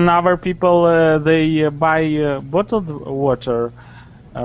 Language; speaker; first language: English; non-native, learner; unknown